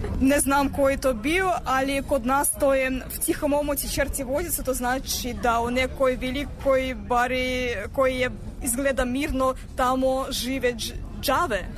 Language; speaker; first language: Serbian; non-native, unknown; Russian